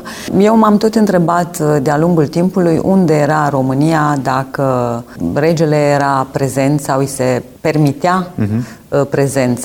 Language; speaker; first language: Romanian; native; Romanian